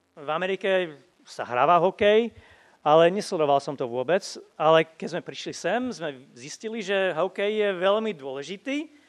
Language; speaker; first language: Slovak; non-native, fluent; English